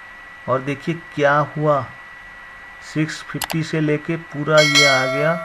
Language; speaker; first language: Hindi; native; Hindi